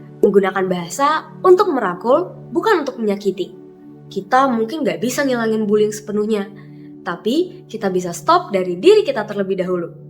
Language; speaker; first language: Indonesian; native; Indonesian